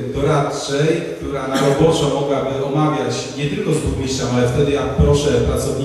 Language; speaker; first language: Polish; native; Polish